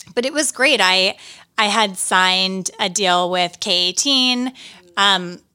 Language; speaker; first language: English; native; English